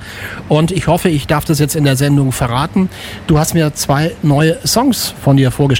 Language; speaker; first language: German; native; German